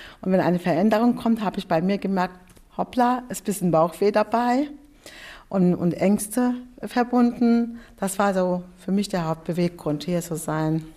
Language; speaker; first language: German; non-native, fluent; Turkish